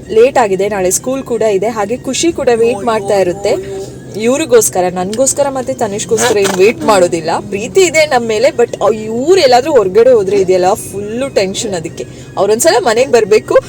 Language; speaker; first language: Kannada; native; Kannada